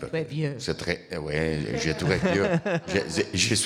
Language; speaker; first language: French; non-native, learner; Italian